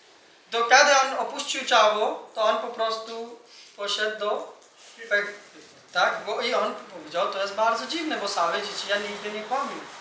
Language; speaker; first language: Polish; non-native, learner; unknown